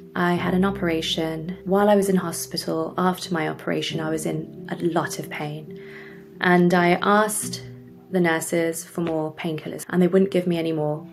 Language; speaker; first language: English; native; English